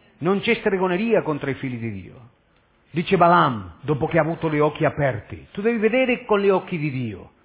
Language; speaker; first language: Italian; non-native, fluent; Spanish